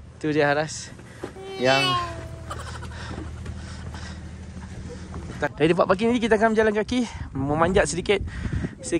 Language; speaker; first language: Malay; native; Malay